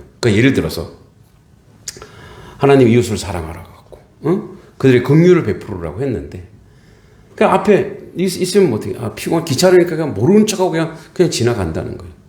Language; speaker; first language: Korean; native; Korean